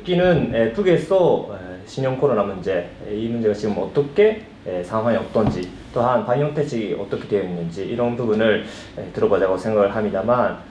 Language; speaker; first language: Korean; early bilingual, heritage; Korean